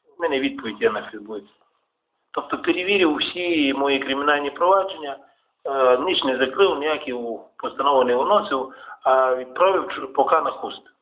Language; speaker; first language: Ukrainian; native; Ukrainian